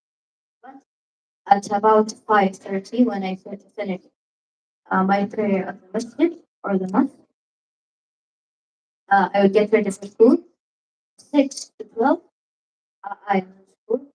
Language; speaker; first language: English; non-native, learner; Arabic